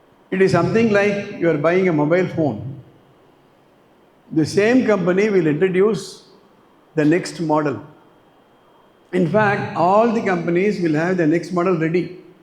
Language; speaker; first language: English; non-native, local second language; Tamil